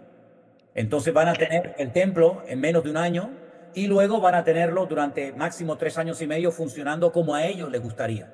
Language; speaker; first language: Spanish; native; Spanish